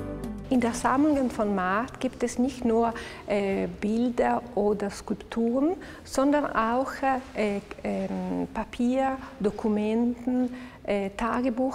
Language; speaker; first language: German; non-native, local second language; Italian